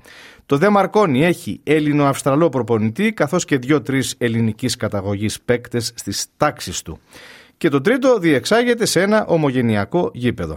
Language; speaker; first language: Greek; native; Greek